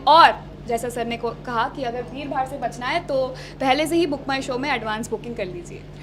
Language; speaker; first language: Hindi; non-native, local second language; Bangla